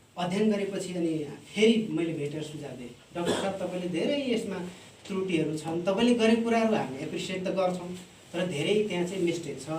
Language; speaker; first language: Nepali; non-native, local second language; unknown